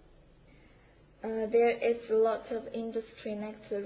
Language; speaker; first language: English; non-native, learner; Chinese